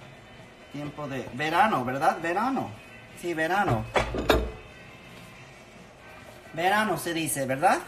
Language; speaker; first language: Spanish; non-native, learner; English